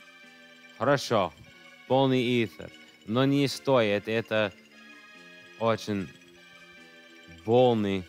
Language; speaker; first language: Russian; non-native, learner; English